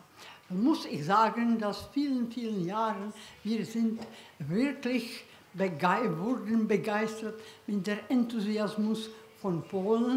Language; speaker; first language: German; non-native, learner; Czech